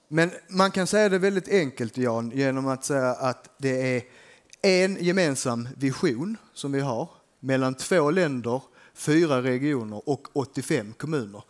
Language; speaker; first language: Swedish; native; Swedish